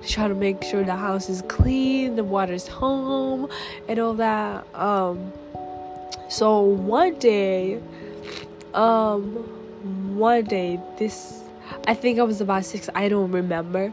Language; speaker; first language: English; early bilingual, other home language; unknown